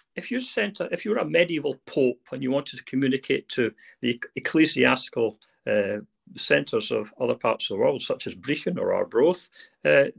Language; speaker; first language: English; native; English